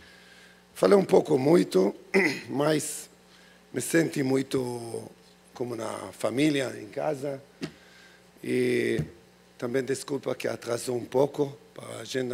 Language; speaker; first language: Portuguese; non-native, learner; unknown